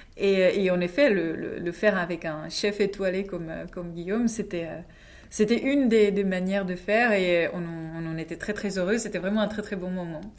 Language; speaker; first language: French; non-native, fluent; Czech